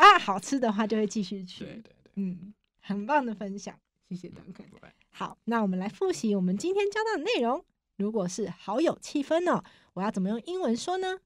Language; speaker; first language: Chinese; native; Chinese